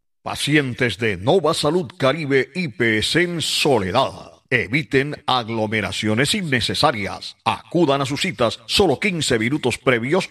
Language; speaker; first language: Spanish; non-native, fluent; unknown